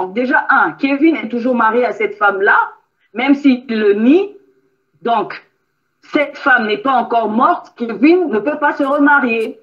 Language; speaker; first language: French; non-native, local second language; Lingala